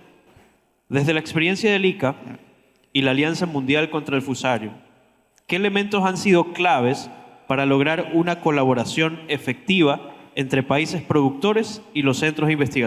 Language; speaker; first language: Spanish; native; Spanish